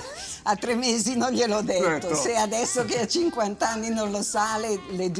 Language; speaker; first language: Italian; native; Italian